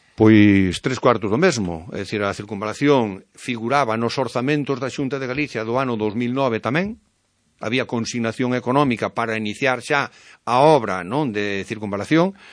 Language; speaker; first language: Galician; native; Galician